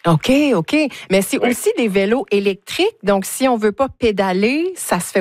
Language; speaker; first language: French; native; French